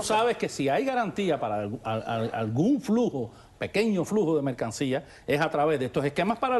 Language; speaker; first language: Spanish; native; Spanish